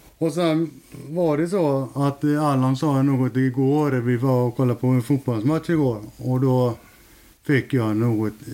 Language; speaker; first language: Swedish; native; Swedish